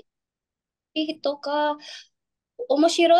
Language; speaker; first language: Japanese; non-native, learner; Filipino